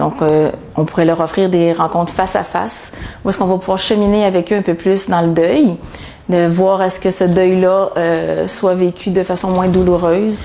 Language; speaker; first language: French; native; French